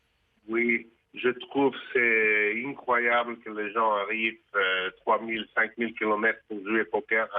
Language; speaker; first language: French; non-native, fluent; Russian